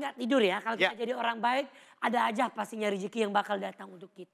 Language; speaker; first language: Indonesian; non-native, fluent; Thai